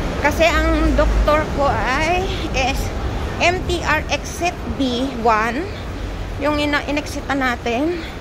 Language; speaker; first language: Filipino; native; Filipino